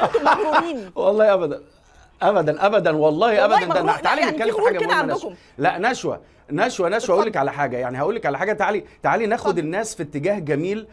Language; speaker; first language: Arabic; native; Arabic